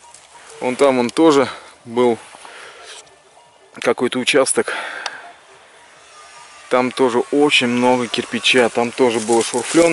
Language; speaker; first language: Russian; native; Russian